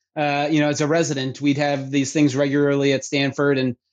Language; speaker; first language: English; native; English